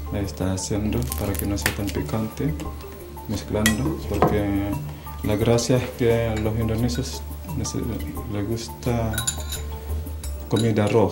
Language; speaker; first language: Spanish; non-native, fluent; Indonesian